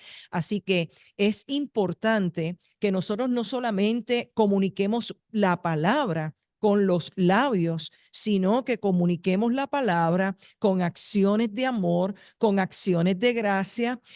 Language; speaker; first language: Spanish; native; Spanish